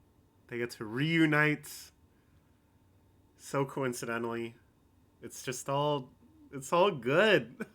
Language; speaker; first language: English; native; English